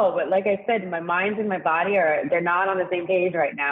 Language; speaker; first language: English; native; English